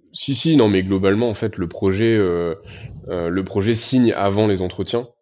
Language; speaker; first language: French; native; French